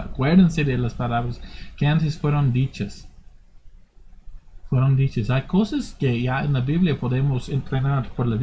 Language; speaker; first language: Spanish; non-native, fluent; English